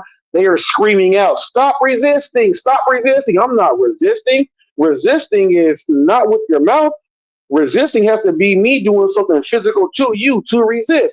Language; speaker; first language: English; native; English